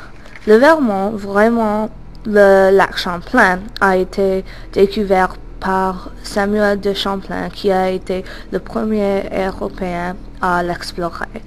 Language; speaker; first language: French; non-native, learner; English